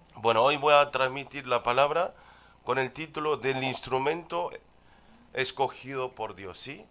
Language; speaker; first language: Spanish; non-native, fluent; Korean